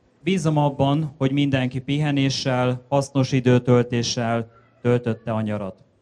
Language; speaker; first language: Hungarian; native; Hungarian